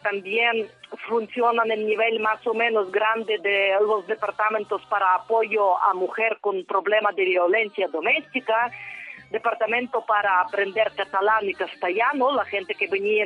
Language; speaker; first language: Spanish; non-native, fluent; Ukrainian